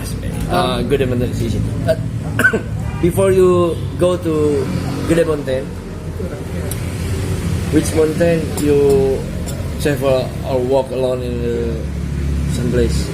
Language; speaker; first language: English; non-native, learner; Indonesian